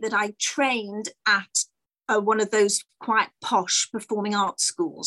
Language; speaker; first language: English; native; English